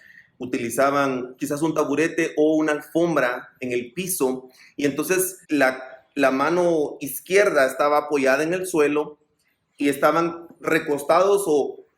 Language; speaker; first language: Spanish; native; Spanish